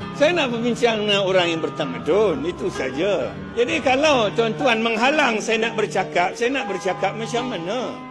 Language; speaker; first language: Malay; non-native, local second language; Chinese